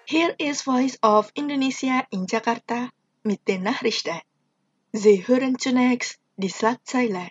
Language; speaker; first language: German; non-native, fluent; Indonesian